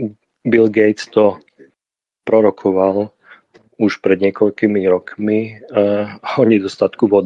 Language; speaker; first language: Slovak; native; Slovak